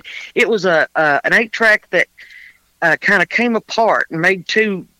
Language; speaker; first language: English; native; English